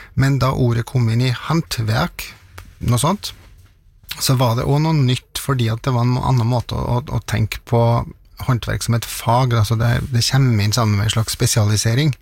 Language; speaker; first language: Norwegian; native; Norwegian